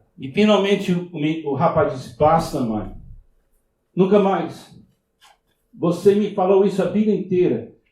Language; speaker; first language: Portuguese; non-native, fluent; English